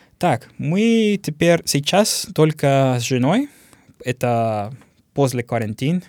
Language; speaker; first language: Russian; non-native, learner; Spanish